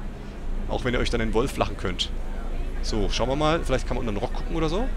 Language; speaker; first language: German; native; German